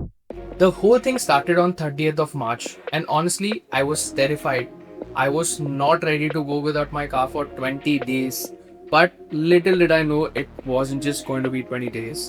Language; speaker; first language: English; non-native, local second language; Hindi